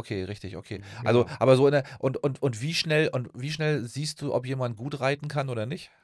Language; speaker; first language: German; native; German